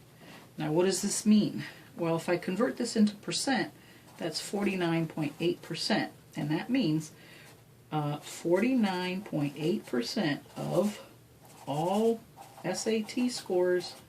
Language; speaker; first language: English; native; English